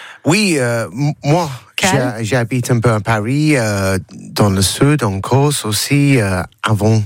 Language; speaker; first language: French; non-native, learner; English